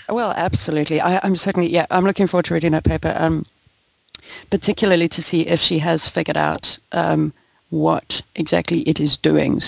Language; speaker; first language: English; native; English